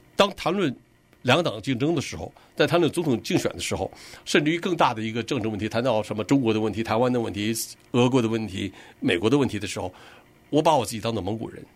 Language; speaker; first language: Chinese; native; Chinese